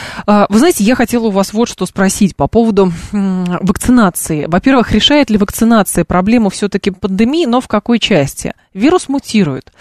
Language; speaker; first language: Russian; native; Russian